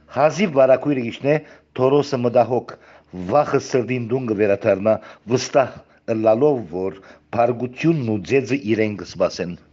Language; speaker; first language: Armenian; early bilingual, heritage; Armenian